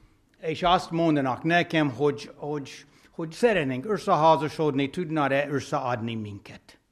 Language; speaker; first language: Hungarian; non-native, fluent; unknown